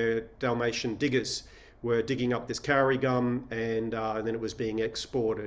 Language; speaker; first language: English; native; English